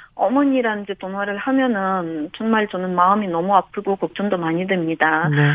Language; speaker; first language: Korean; non-native, fluent; Ukrainian